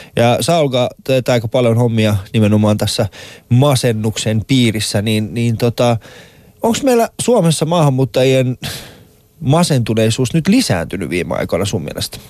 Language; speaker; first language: Finnish; early bilingual, other home language; Persian